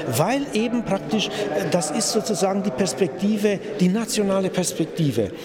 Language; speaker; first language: German; native; German